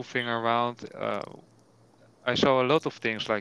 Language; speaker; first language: English; non-native, learner; Dutch